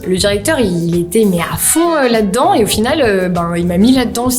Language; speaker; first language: French; native; French